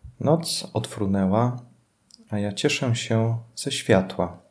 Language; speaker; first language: Polish; native; Polish